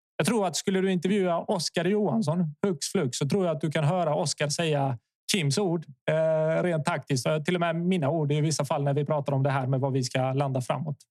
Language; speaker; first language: Swedish; early bilingual, other home language; Bosnian